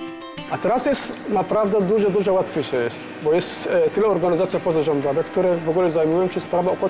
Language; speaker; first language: Polish; non-native, fluent; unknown